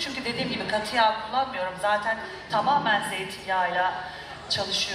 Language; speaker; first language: Turkish; native; Turkish